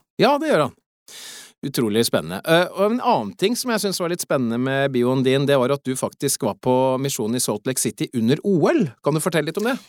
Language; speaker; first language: Norwegian; native; Norwegian